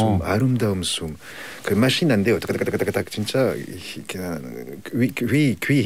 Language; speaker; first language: Korean; non-native, learner; French